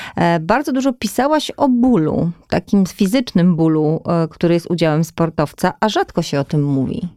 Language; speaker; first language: Polish; native; Polish